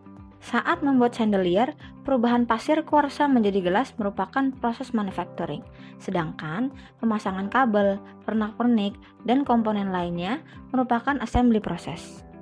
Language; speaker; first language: Indonesian; native; Indonesian